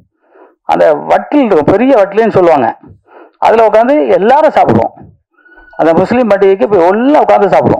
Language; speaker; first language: Tamil; native; Tamil